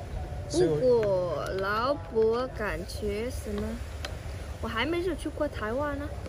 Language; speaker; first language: Chinese; non-native, learner; Vietnamese